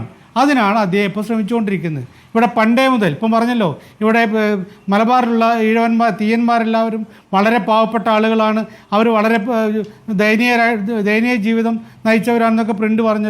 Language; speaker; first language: Malayalam; native; Malayalam